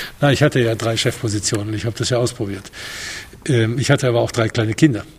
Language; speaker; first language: German; non-native, fluent; Spanish